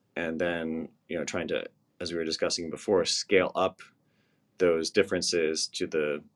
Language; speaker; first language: English; native; English